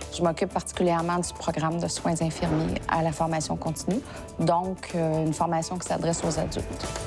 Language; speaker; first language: French; native; French